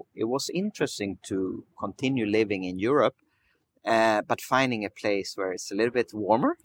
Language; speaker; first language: English; early bilingual, other home language; Swedish